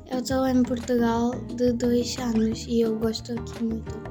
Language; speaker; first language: Portuguese; non-native, learner; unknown